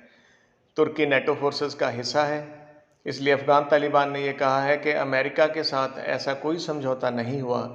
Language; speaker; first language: Hindi; native; Hindi